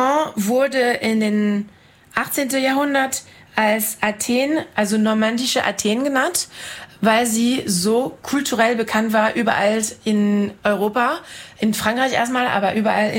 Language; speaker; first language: German; non-native, fluent; French